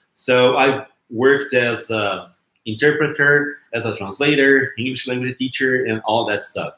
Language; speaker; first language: English; non-native, fluent; Portuguese